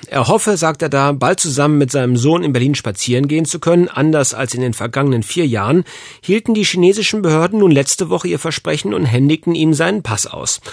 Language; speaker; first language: German; native; German